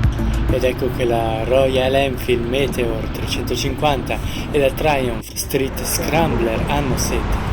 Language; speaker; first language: Italian; native; Italian